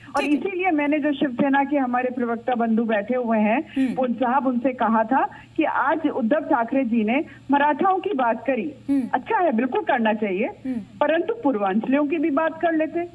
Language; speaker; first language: Hindi; native; Hindi